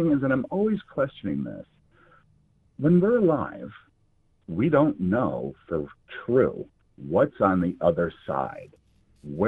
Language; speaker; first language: English; native; English